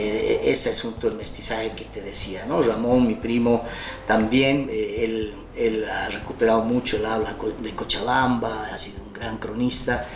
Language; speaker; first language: Spanish; native; Spanish